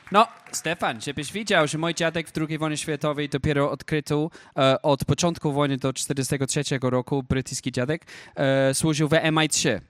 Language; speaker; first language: Polish; non-native, fluent; English